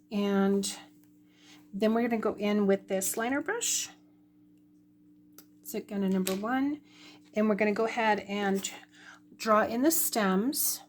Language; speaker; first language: English; native; English